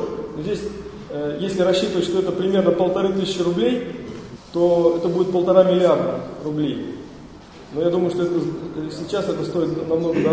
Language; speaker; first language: Russian; native; Russian